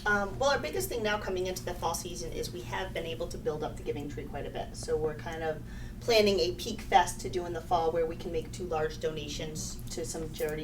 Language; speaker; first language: English; native; English